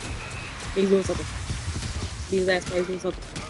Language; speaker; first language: English; native; English